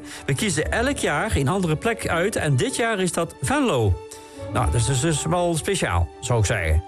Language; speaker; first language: Dutch; native; Dutch